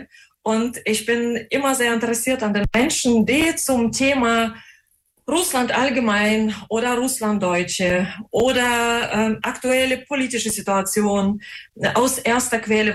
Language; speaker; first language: German; non-native, fluent; Russian